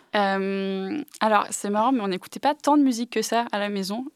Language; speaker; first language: French; early bilingual, other home language; English